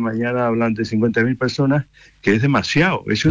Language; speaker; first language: Spanish; native; Spanish